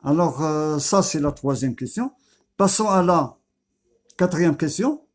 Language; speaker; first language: French; non-native, local second language; Arabic